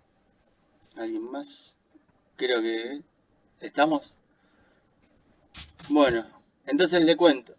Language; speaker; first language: Spanish; native; Spanish